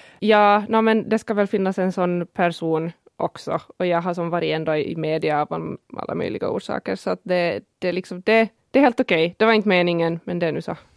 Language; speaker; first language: Swedish; native; Swedish